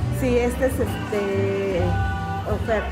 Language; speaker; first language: Spanish; native; Spanish